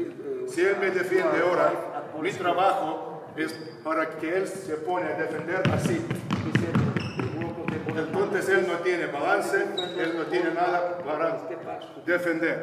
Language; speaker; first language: Spanish; non-native, fluent; Lithuanian